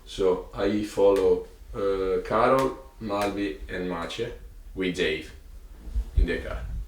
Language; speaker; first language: English; non-native, learner; Italian